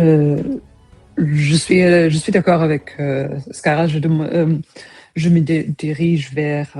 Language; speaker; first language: French; non-native, fluent; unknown